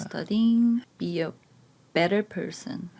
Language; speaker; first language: English; non-native, learner; Korean